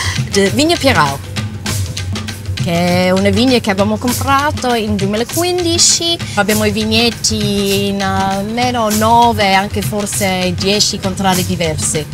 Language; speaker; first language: Italian; non-native, fluent; English